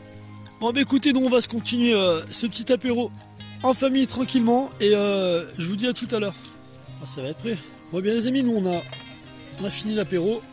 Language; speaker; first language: French; native; French